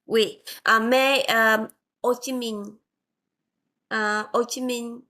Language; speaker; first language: French; non-native, learner; Vietnamese